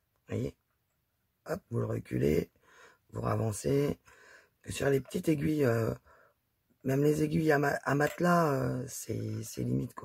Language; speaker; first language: French; native; French